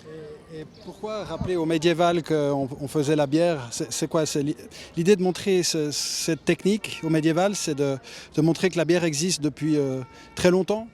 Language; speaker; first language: French; native; French